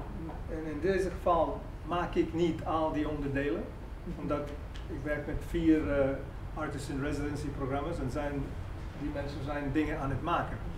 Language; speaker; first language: Dutch; non-native, fluent; English